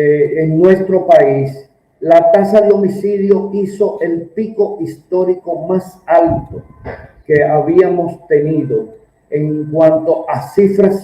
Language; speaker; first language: Spanish; native; Spanish